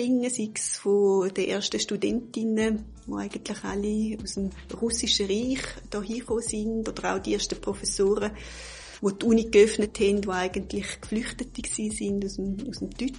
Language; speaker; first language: German; native; German